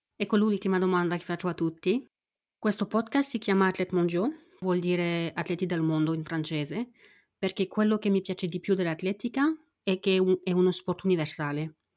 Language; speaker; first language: Italian; non-native, fluent; French